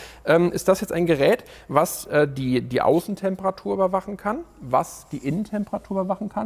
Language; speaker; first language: German; native; German